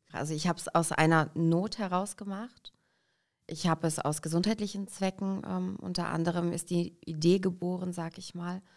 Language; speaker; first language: German; early bilingual, other home language; Russian